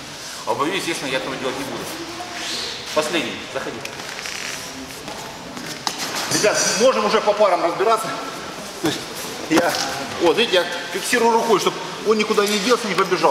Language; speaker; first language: Russian; native; Russian